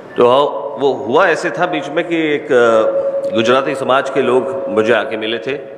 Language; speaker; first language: Hindi; non-native, local second language; Marathi